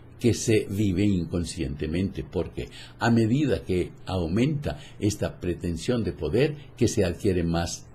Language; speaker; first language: Spanish; native; Spanish